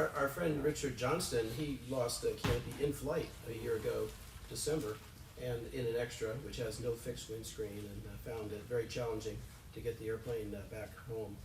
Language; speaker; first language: English; native; English